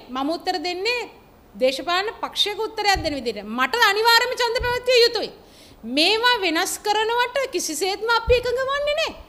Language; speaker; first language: Sinhala; native; Sinhala